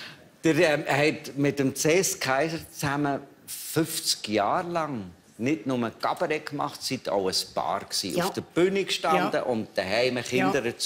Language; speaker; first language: German; native; German